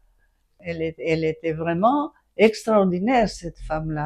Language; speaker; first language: French; non-native, fluent; Greek